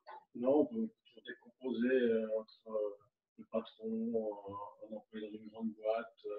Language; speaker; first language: French; native; French